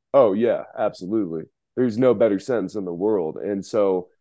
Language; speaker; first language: English; native; English